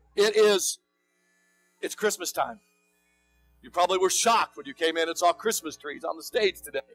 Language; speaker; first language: English; native; English